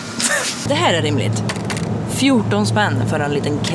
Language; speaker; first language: Swedish; native; Swedish